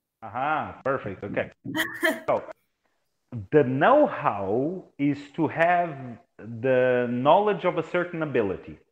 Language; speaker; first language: English; non-native, fluent; Portuguese